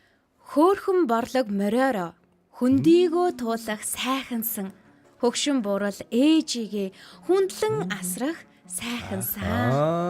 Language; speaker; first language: Mongolian; native; Mongolian